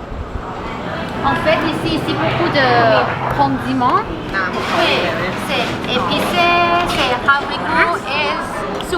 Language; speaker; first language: French; non-native, learner; Thai